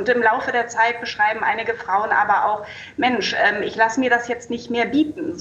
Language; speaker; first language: German; native; German